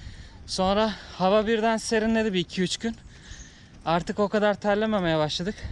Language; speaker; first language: Turkish; native; Turkish